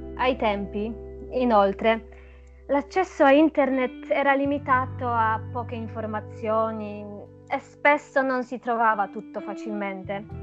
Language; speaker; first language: Italian; non-native, fluent; Polish